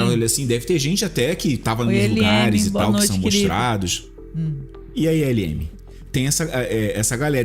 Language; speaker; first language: Portuguese; native; Portuguese